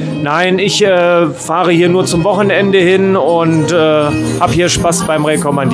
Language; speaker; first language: German; native; German